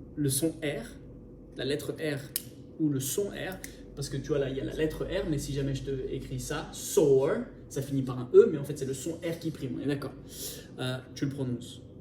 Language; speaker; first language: French; native; French